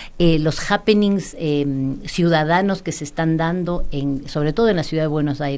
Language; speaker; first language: Spanish; native; Spanish